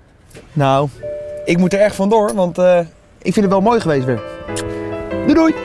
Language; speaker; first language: Dutch; native; Dutch